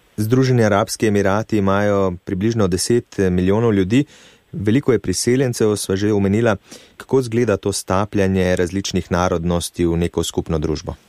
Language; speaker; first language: Slovenian; native; Slovenian